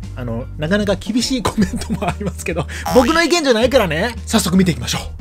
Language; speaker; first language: Japanese; native; Japanese